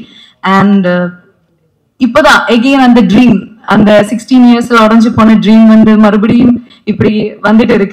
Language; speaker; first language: Tamil; non-native, fluent; Malayalam